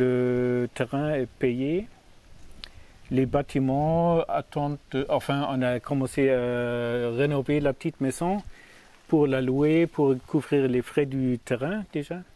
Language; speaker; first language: French; non-native, learner; German